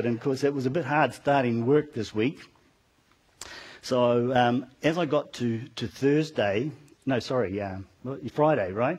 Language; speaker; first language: English; native; English